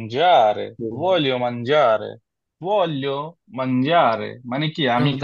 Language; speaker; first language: Italian; non-native, fluent; Bangla